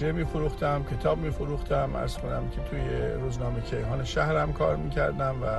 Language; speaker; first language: Persian; native; Persian